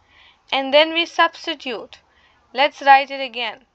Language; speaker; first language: English; non-native, local second language; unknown